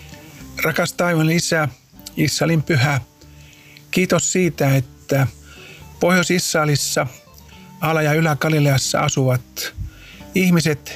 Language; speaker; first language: Finnish; native; Finnish